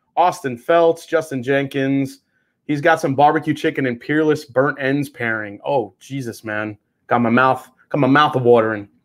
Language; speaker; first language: English; native; English